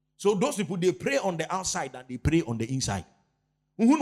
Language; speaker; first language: English; non-native, local second language; Akan